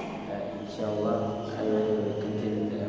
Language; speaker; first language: English; non-native, learner; Indonesian